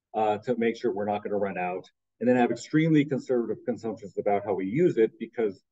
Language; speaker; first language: English; native; English